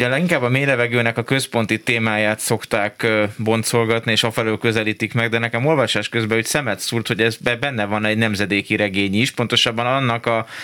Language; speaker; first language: Hungarian; native; Hungarian